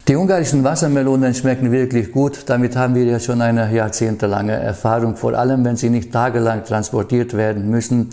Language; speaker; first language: German; native; German